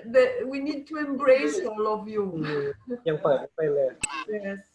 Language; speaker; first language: English; non-native, fluent; Italian